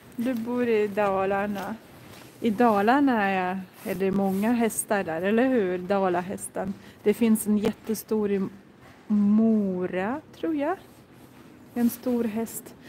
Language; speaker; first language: Swedish; non-native, fluent; Russian